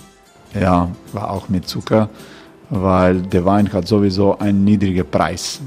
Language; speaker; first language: German; non-native, fluent; Croatian